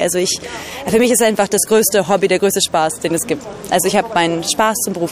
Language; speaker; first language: German; native; German